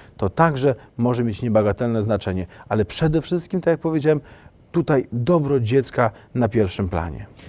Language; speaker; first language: Polish; native; Polish